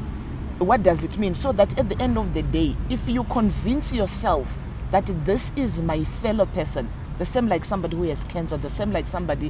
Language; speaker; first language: English; non-native, local second language; Shona